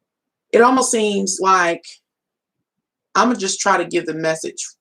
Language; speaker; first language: English; native; English